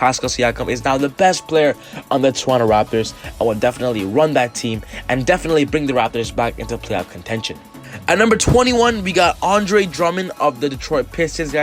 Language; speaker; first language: English; native; English